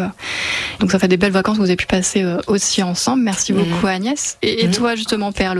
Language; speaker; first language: French; native; French